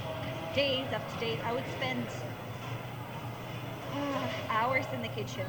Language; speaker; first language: English; non-native, fluent; Ukrainian